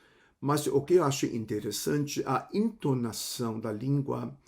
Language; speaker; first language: Portuguese; non-native, fluent; Cantonese